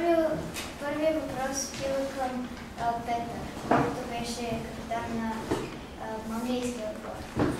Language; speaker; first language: Bulgarian; early bilingual, other home language; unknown